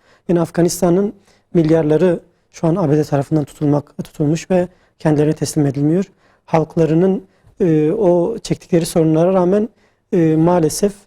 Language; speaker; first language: Turkish; native; Turkish